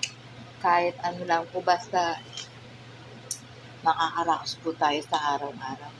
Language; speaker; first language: Filipino; native; Filipino